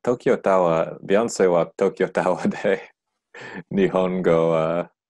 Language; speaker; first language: Japanese; non-native, learner; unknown